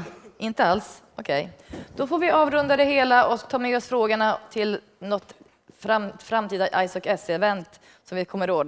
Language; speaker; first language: Swedish; native; Swedish